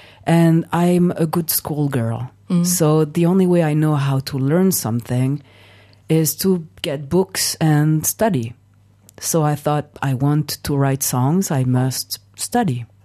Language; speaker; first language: English; non-native, fluent; French